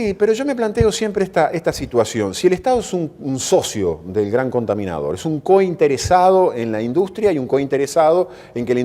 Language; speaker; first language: Spanish; native; Spanish